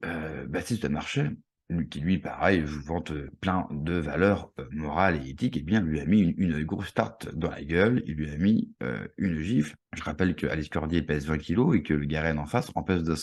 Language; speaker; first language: French; native; French